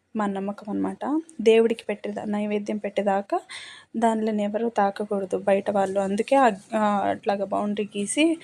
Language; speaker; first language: Telugu; non-native, local second language; Lambadi